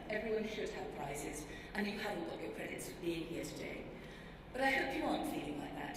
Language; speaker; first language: English; native; English